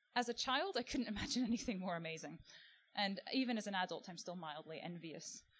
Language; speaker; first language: English; native; English